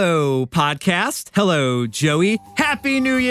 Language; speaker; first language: English; native; English